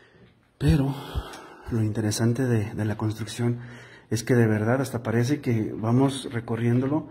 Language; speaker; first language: Spanish; native; Spanish